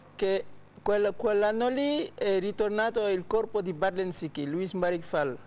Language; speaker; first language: Italian; non-native, fluent; Wolof